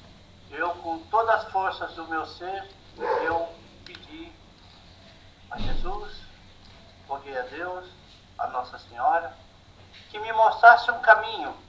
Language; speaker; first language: Portuguese; native; Portuguese